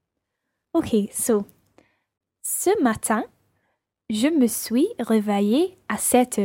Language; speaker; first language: French; non-native, learner; English